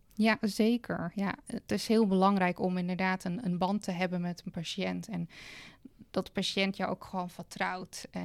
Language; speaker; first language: Dutch; non-native, fluent; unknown